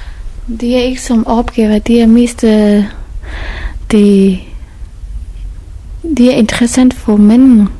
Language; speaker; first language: Danish; non-native, fluent; Persian